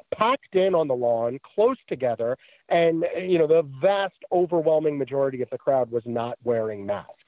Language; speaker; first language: English; native; English